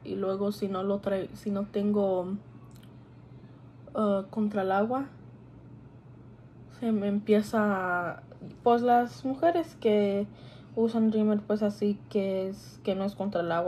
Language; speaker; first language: Spanish; early bilingual, heritage; Spanish